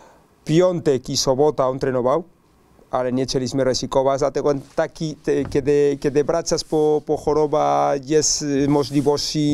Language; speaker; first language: Polish; non-native, learner; Spanish